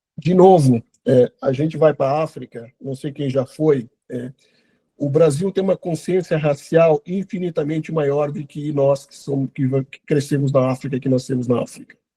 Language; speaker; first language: Portuguese; non-native, local second language; Kabuverdianu